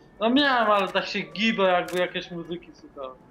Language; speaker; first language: Polish; native; Polish